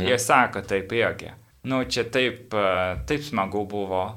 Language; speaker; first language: Lithuanian; non-native, learner; English